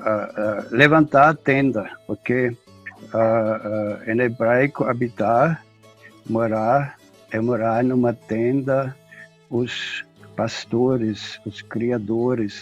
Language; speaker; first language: Portuguese; non-native, fluent; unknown